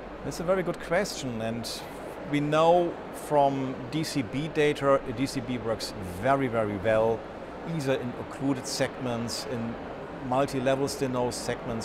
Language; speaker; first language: English; non-native, fluent; German